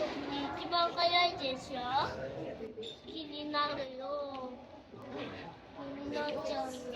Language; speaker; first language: Japanese; native; Japanese